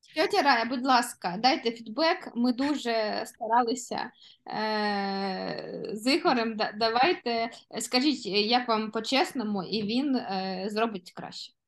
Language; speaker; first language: Ukrainian; non-native, local second language; Russian